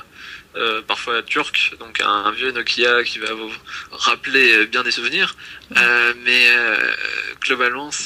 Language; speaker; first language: French; native; French